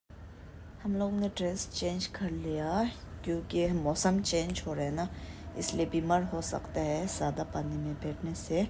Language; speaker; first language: Hindi; non-native, fluent; Tibetan